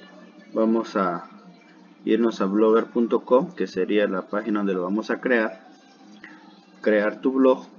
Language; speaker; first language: Spanish; native; Spanish